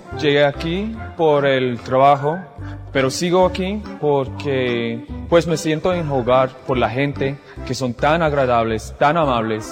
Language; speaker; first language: Spanish; non-native, fluent; English